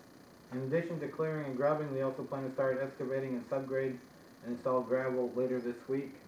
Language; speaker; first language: English; native; English